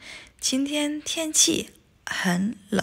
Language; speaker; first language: Chinese; non-native, fluent; Indonesian